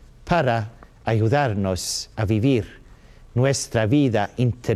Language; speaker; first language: Spanish; non-native, learner; Swedish